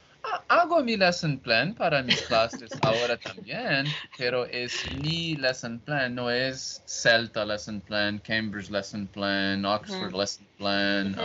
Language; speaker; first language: Spanish; non-native, learner; Portuguese